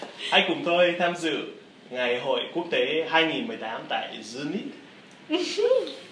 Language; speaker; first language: Vietnamese; non-native, learner; English